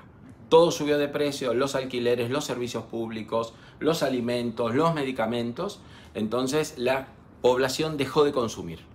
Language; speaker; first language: Spanish; native; Spanish